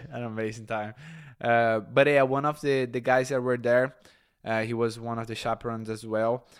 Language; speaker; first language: English; non-native, fluent; Portuguese